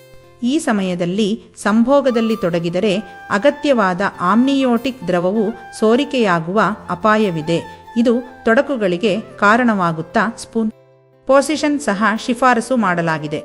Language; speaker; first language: Kannada; native; Kannada